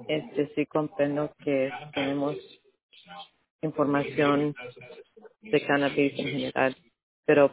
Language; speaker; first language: Spanish; early bilingual, heritage; Spanish